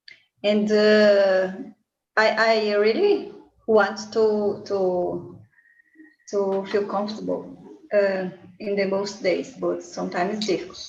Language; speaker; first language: English; non-native, learner; Portuguese